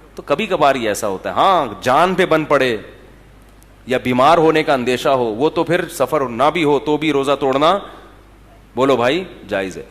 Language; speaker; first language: Urdu; native; Urdu